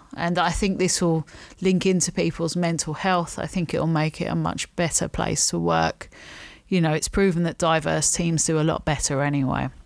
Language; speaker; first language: English; native; English